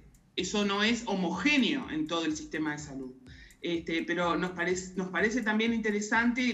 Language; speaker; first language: Spanish; native; Spanish